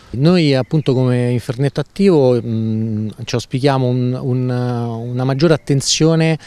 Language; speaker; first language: Italian; native; Italian